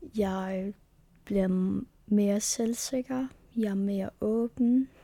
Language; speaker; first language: Danish; non-native, local second language; Kalaallisut